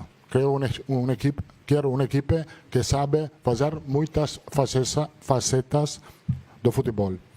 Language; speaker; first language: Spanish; non-native, fluent; Italian